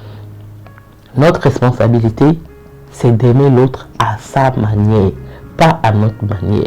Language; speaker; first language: French; native; French